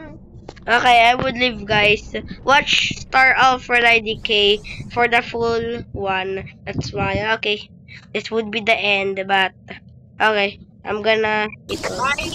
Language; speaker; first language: English; non-native, local second language; Filipino